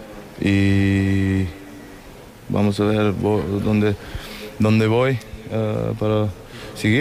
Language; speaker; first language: Spanish; non-native, learner; German